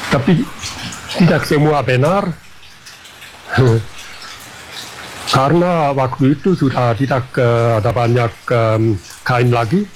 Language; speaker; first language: Indonesian; non-native, fluent; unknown